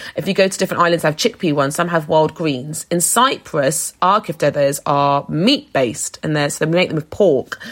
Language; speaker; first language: English; native; English